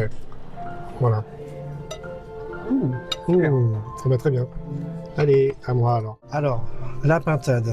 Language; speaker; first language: French; native; French